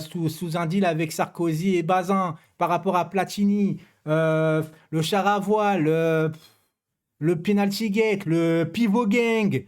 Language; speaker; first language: French; native; French